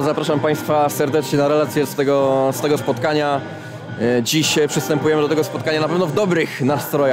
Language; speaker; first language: Polish; native; Polish